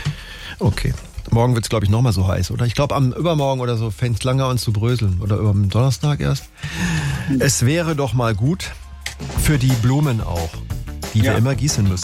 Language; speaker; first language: German; native; German